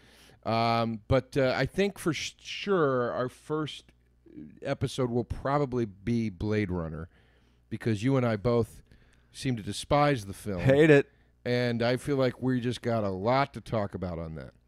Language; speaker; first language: English; native; English